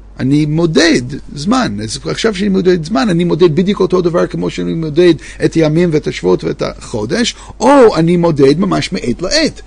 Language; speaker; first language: Hebrew; non-native, fluent; English